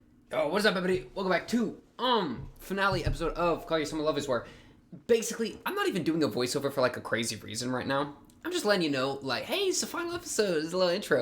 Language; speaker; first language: English; native; English